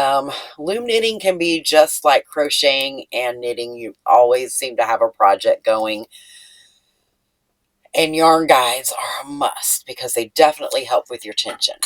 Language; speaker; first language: English; native; English